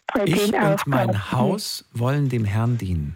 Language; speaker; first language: German; native; German